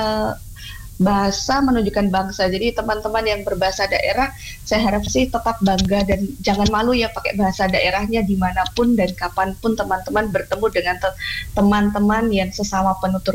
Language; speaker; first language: Indonesian; non-native, local second language; Javanese